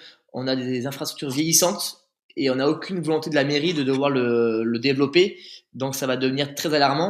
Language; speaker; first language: French; native; French